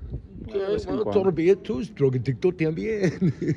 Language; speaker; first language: Spanish; non-native, learner; English